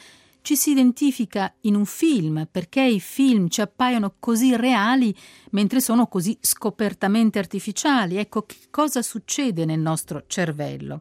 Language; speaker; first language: Italian; native; Italian